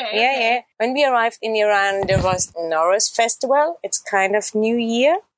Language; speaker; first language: English; non-native, fluent; German